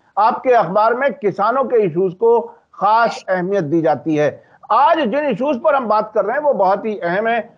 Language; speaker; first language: Hindi; native; Hindi